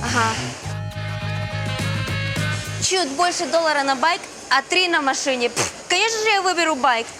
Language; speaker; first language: Russian; native; Russian